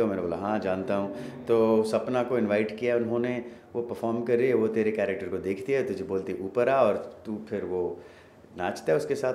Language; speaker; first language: Hindi; native; Hindi